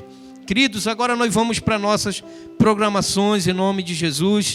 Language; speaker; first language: Portuguese; native; Portuguese